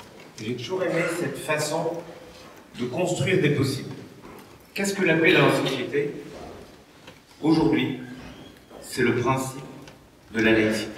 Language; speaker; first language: French; native; French